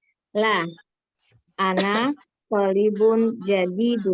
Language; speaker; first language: Arabic; non-native, learner; Indonesian